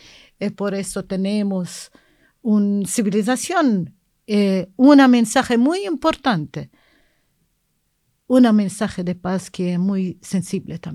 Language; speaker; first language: Spanish; non-native, learner; Arabic